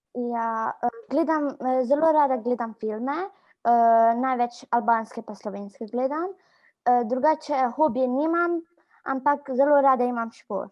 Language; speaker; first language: Slovenian; non-native, learner; Albanian